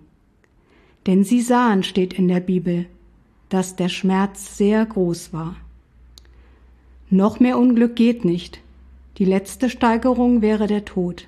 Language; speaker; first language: German; native; German